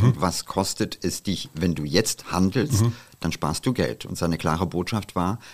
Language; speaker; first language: German; non-native, fluent; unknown